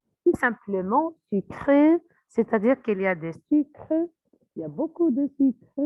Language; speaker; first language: French; non-native, fluent; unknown